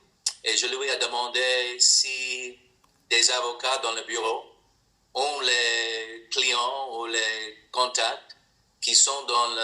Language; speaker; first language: French; non-native, learner; English